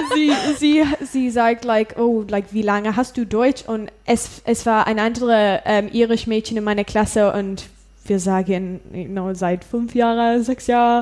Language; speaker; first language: German; non-native, learner; English